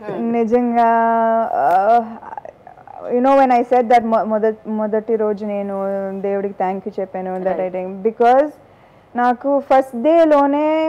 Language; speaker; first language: Telugu; non-native, local second language; Tamil